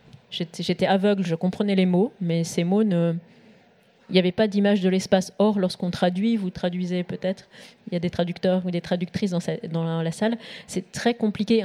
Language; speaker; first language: French; native; French